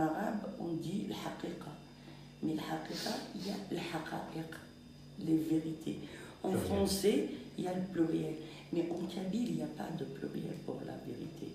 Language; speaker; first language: French; non-native, local second language; Kabyle